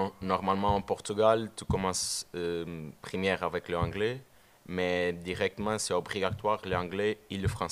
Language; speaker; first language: French; non-native, learner; Portuguese